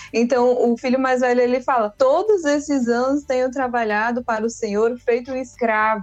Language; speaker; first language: Portuguese; early bilingual, other home language; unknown